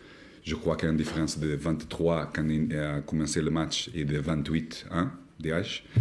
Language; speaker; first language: French; non-native, learner; Portuguese